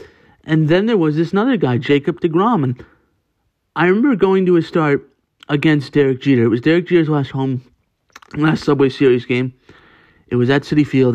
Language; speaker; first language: English; native; English